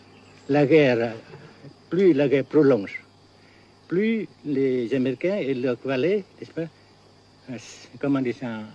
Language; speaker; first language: French; non-native, fluent; Vietnamese